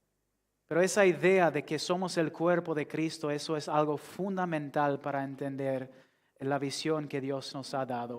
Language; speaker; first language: Spanish; non-native, fluent; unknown